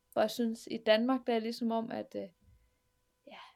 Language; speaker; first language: Danish; native; Danish